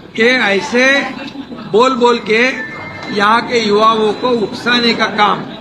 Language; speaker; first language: Hindi; non-native, local second language; Marathi